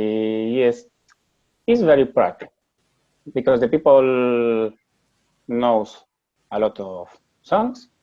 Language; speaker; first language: English; non-native, learner; Spanish